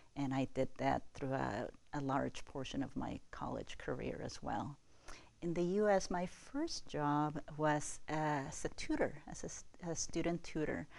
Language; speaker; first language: English; non-native, fluent; Spanish